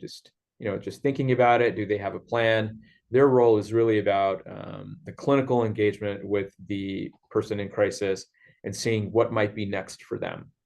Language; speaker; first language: English; native; English